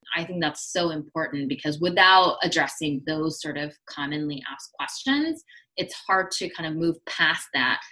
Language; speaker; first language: English; early bilingual, other home language; Korean